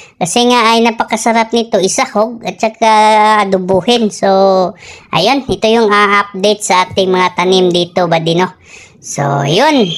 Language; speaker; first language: Filipino; non-native, local second language; Cebuano